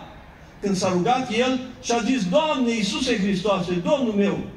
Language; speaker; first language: Romanian; native; Romanian